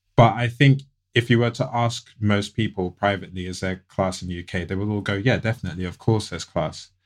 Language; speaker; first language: English; native; English